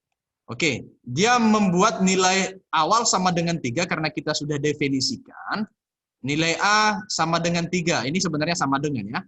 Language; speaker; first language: Indonesian; native; Indonesian